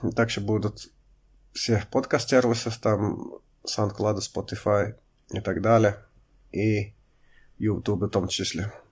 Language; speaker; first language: Russian; non-native, fluent; Finnish